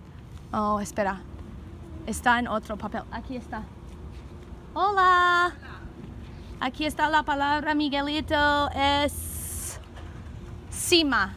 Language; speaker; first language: Spanish; non-native, fluent; English